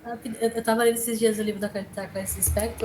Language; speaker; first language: Portuguese; native; Portuguese